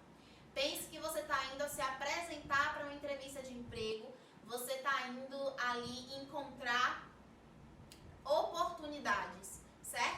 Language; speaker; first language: Portuguese; native; Portuguese